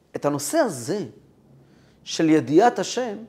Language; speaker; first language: Hebrew; non-native, fluent; Russian